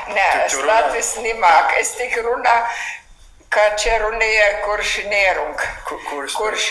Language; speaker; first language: Latvian; early bilingual, heritage; Latvian